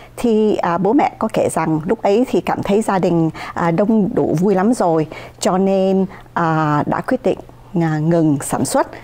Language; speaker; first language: Vietnamese; native; Vietnamese